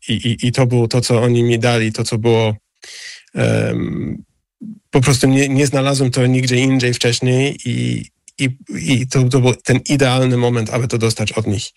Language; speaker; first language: Polish; non-native, fluent; English